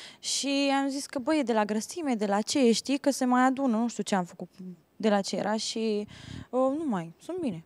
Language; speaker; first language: Romanian; native; Romanian